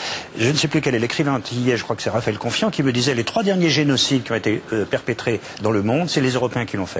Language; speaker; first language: French; native; French